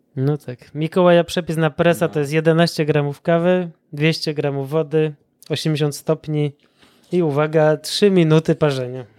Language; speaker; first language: Polish; native; Polish